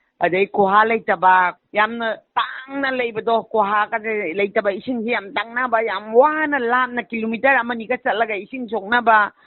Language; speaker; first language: Manipuri; native; Manipuri